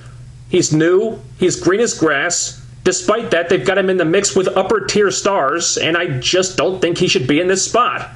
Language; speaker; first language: English; native; English